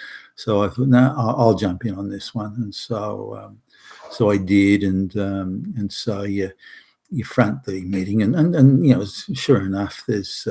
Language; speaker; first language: English; native; English